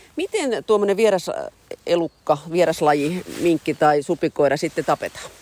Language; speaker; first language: Finnish; native; Finnish